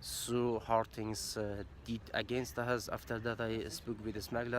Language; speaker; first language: English; non-native, learner; Persian